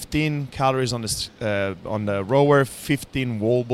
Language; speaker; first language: English; non-native, fluent; Italian